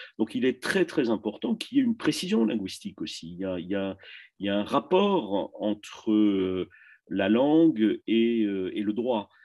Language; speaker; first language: French; native; French